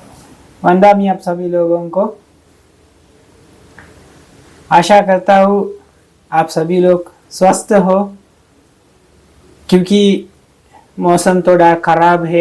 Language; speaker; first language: Hindi; non-native, fluent; Sinhala